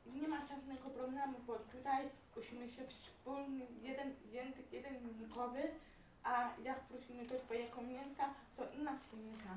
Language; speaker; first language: Polish; non-native, local second language; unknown